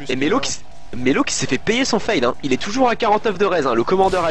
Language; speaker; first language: French; native; French